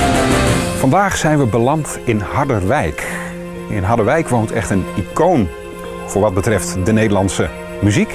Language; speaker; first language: Dutch; native; Dutch